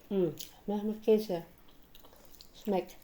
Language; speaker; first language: German; non-native, learner; Filipino